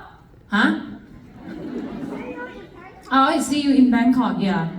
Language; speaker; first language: English; non-native, fluent; Thai